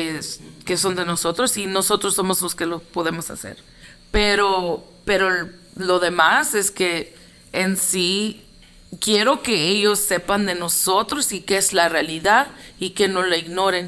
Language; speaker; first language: Spanish; early bilingual, heritage; Spanish